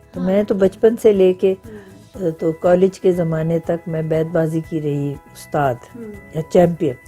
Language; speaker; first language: Urdu; non-native, local second language; Punjabi